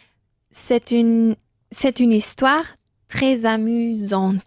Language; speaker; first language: French; non-native, learner; Spanish